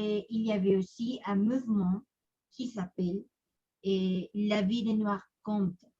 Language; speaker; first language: French; non-native, learner; Spanish